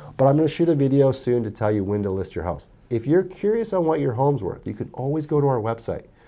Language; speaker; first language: English; native; English